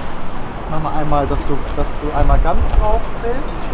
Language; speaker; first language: German; native; German